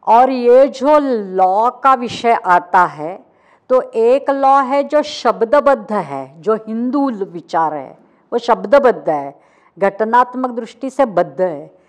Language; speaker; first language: Hindi; non-native, local second language; Marathi